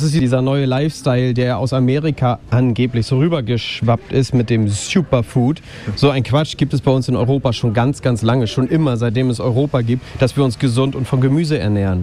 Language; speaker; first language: German; native; German